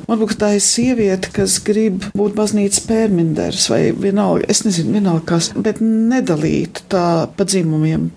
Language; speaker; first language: Latvian; early bilingual, heritage; Latvian